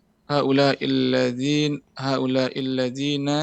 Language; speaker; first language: Arabic; non-native, learner; Indonesian